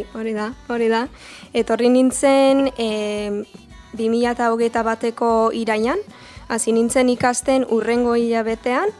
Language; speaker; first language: Basque; non-native, learner; English